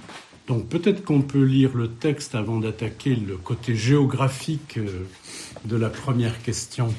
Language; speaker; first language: French; native; French